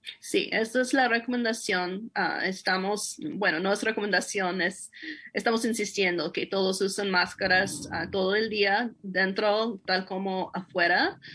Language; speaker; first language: Spanish; non-native, fluent; English